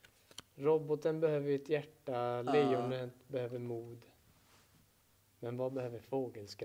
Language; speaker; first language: Swedish; native; Swedish